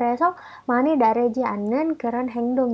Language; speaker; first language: Korean; non-native, fluent; Indonesian